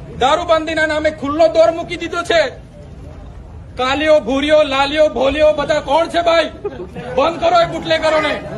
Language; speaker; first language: Gujarati; non-native, local second language; Vasavi